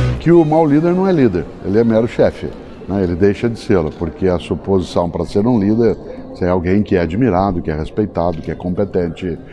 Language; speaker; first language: Portuguese; native; Portuguese